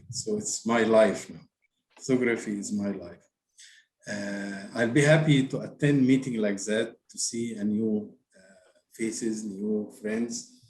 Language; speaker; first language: English; non-native, learner; Arabic